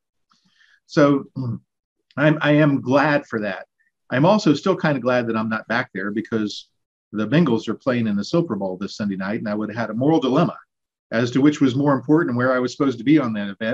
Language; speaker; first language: English; native; English